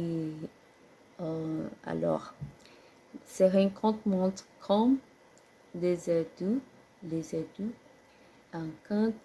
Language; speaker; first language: French; non-native, learner; Portuguese